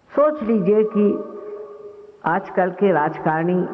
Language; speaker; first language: Hindi; non-native, local second language; Marathi